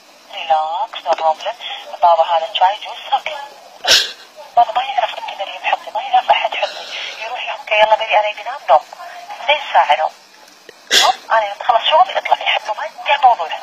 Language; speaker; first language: Arabic; non-native, learner; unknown